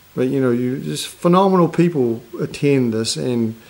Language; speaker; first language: English; native; English